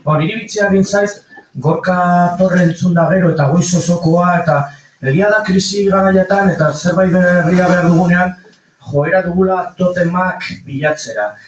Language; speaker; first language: Basque; non-native, local second language; Spanish